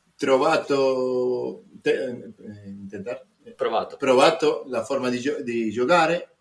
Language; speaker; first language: Italian; non-native, learner; Spanish